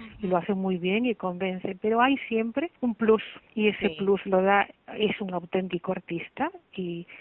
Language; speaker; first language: Spanish; native; Spanish